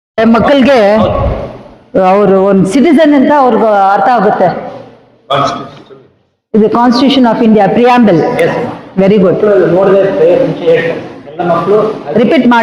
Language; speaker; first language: Kannada; non-native, local second language; Tamil